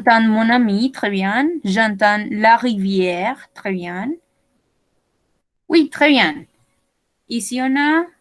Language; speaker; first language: French; non-native, learner; Spanish